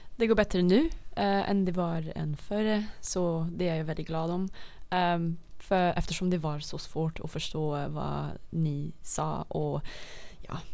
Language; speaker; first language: Swedish; non-native, fluent; Dutch